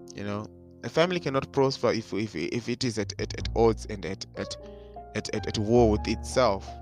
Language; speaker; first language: English; non-native, local second language; Shona